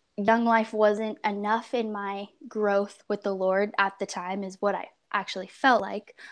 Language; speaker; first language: English; native; English